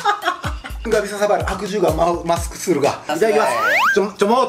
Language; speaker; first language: Indonesian; non-native, fluent; Japanese